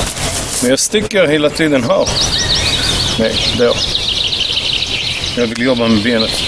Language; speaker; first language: Swedish; non-native, fluent; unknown